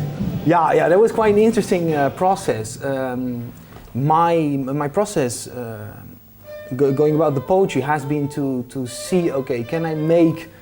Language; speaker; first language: English; non-native, fluent; Dutch